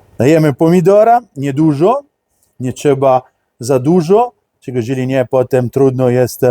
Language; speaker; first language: Polish; non-native, learner; Italian